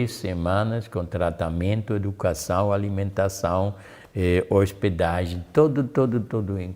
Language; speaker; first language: Portuguese; non-native, fluent; German